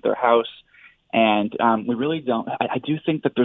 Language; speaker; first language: English; native; English